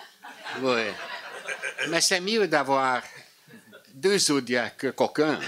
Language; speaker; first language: French; non-native, fluent; Hungarian